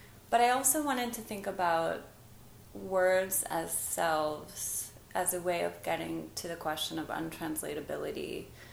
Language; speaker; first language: English; native; English